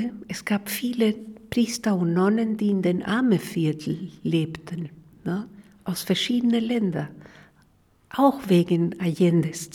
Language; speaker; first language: German; non-native, fluent; Spanish